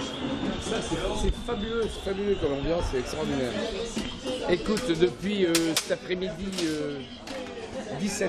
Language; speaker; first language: French; native; French